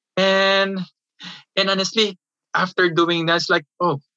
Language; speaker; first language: English; non-native, local second language; Filipino